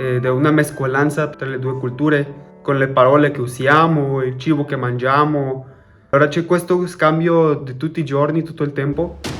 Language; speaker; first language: Italian; non-native, fluent; Spanish